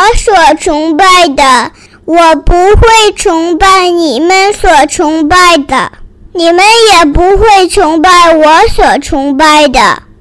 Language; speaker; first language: Chinese; early bilingual, heritage; Chinese